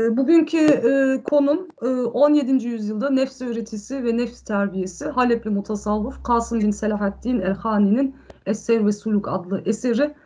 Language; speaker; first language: Turkish; early bilingual, heritage; Turkish